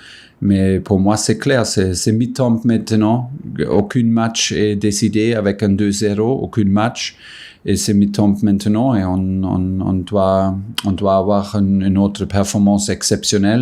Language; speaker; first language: French; non-native, fluent; German